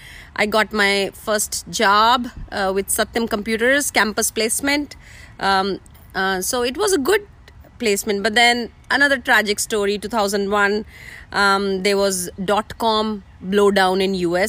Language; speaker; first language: English; non-native, local second language; Hindi